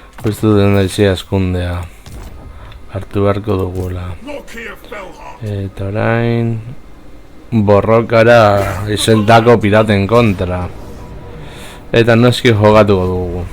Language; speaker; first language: Basque; native; Basque